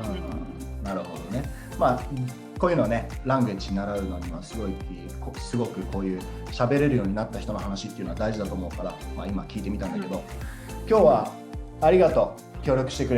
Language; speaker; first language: Japanese; native; Japanese